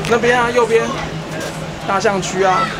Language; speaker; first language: Chinese; native; Chinese